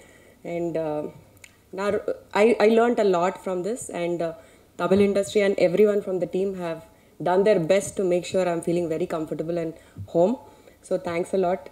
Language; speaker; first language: Tamil; non-native, learner; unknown